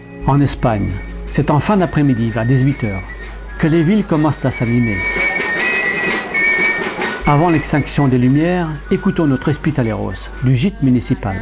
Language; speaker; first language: French; native; French